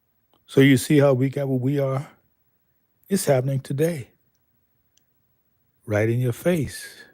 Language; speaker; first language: English; native; English